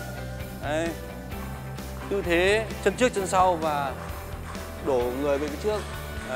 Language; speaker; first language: Vietnamese; native; Vietnamese